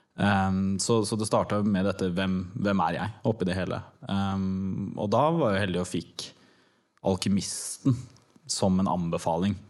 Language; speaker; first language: Norwegian; early bilingual, other home language; Turkish